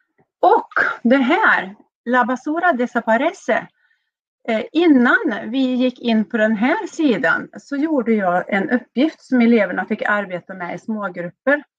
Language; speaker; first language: Swedish; native; Swedish